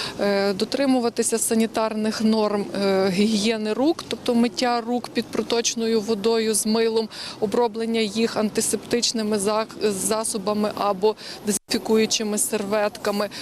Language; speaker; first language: Ukrainian; native; Ukrainian